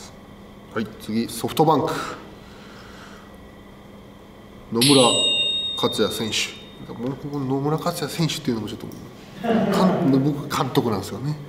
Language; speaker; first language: Japanese; native; Japanese